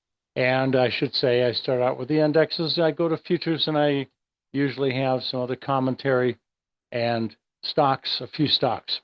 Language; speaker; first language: English; native; English